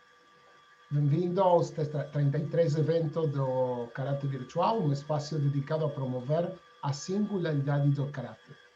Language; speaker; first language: Portuguese; non-native, fluent; Spanish